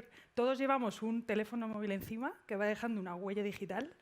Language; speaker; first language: Spanish; native; Spanish